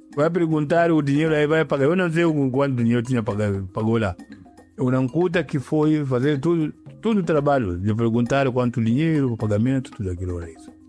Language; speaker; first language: Portuguese; non-native, local second language; Yao